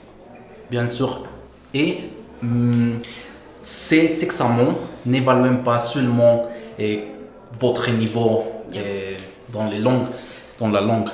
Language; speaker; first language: French; non-native, fluent; Spanish